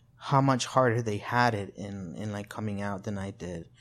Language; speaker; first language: English; non-native, fluent; Spanish